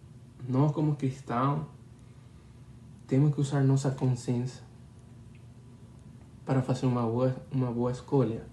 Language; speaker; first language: Portuguese; non-native, learner; Spanish